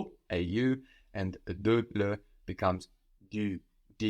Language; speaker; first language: French; non-native, fluent; English